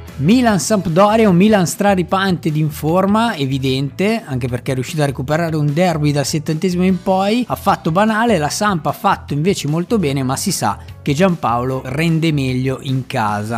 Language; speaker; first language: Italian; native; Italian